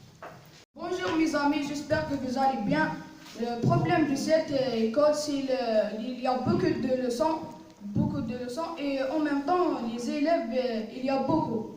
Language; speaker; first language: French; non-native, learner; Arabic